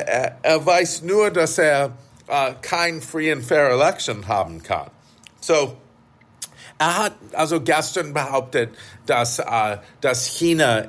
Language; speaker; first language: German; non-native, fluent; English